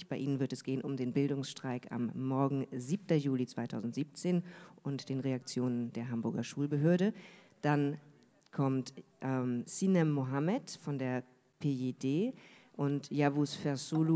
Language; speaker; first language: German; native; German